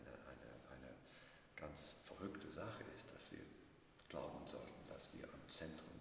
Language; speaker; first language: German; non-native, fluent; English